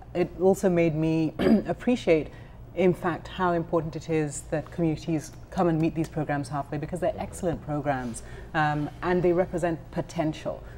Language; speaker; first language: English; non-native, local second language; Ganda